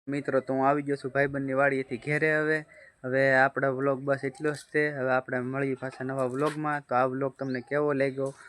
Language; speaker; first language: Gujarati; native; Gujarati